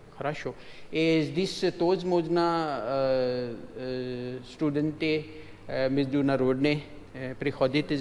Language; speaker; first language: Russian; non-native, learner; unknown